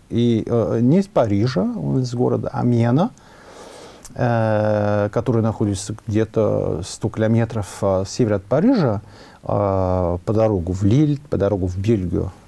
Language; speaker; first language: Russian; non-native, fluent; French